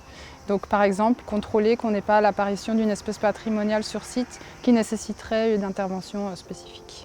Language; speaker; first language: French; native; French